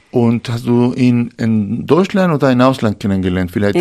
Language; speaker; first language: German; non-native, fluent; Spanish